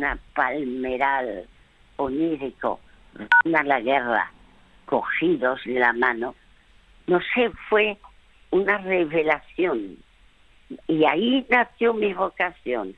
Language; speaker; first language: Spanish; early bilingual, other home language; French